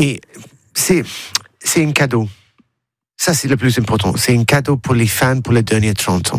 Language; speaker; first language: French; non-native, learner; English